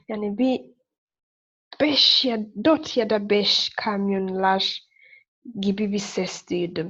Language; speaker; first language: Turkish; non-native, learner; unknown